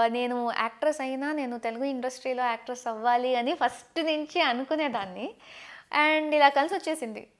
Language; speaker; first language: Telugu; non-native, local second language; Tamil